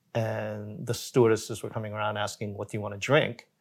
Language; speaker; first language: English; early bilingual, other home language; Korean